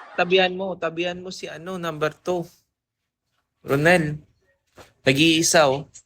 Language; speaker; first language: Filipino; non-native, local second language; Hiligaynon